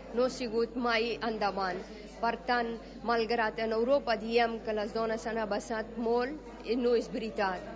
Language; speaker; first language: Catalan; non-native, fluent; Persian